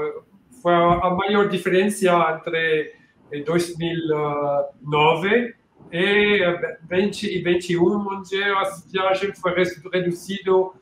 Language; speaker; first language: Portuguese; non-native, learner; French